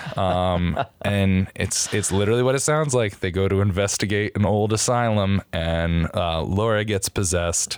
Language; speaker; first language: English; native; English